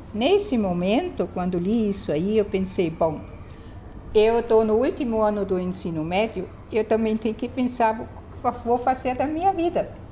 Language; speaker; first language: Portuguese; non-native, fluent; German